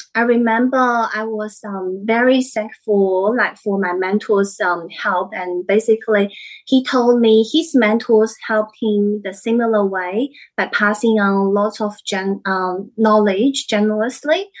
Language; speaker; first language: English; non-native, fluent; Chinese